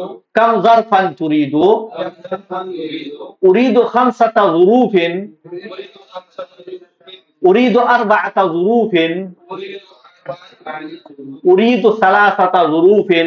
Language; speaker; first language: Arabic; non-native, fluent; Urdu